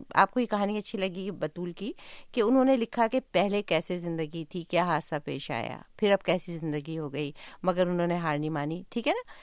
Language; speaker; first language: Urdu; native; Urdu